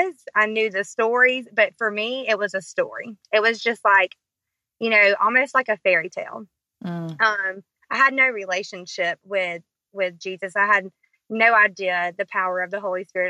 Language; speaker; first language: English; native; English